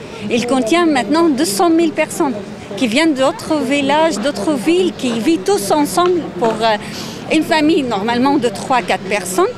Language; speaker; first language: French; non-native, fluent; Arabic